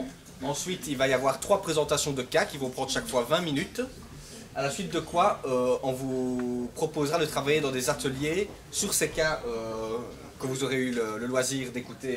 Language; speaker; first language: French; native; French